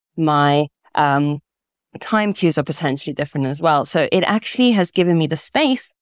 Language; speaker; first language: English; early bilingual, other home language; Italian